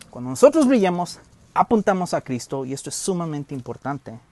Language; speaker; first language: Spanish; early bilingual, heritage; Spanish